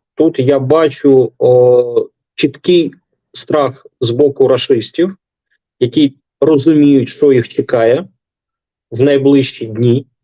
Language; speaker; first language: Ukrainian; non-native, local second language; Russian